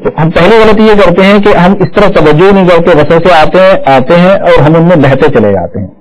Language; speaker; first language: Urdu; native; Urdu